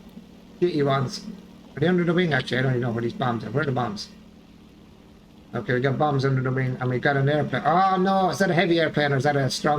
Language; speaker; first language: English; native; English